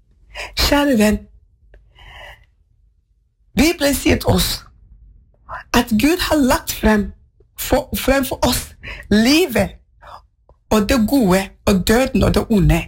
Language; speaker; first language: Norwegian; non-native, fluent; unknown